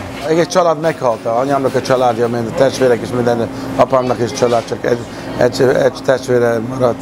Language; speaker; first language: Hungarian; early bilingual, heritage; Hungarian